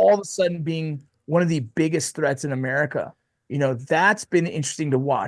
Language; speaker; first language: English; native; English